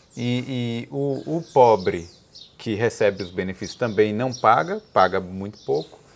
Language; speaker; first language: Portuguese; native; Portuguese